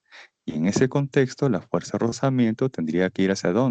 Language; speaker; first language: Spanish; native; Spanish